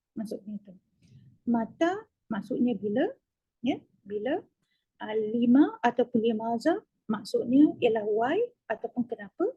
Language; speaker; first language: Malay; native; Malay